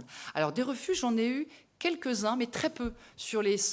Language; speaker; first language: French; native; French